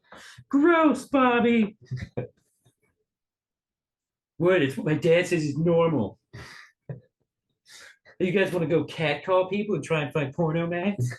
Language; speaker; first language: English; native; English